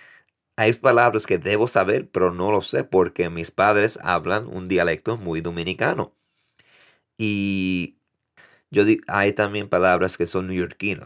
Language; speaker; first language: Spanish; early bilingual, heritage; Spanish